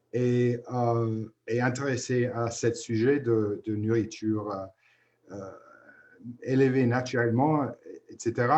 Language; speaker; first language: French; non-native, fluent; English